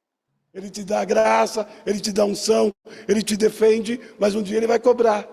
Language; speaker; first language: Portuguese; native; Portuguese